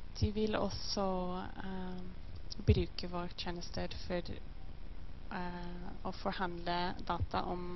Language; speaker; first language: Norwegian; non-native, learner; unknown